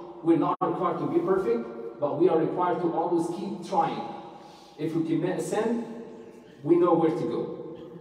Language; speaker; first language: English; non-native, fluent; Arabic